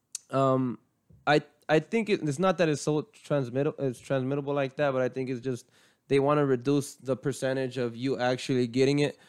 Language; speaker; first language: English; early bilingual, other home language; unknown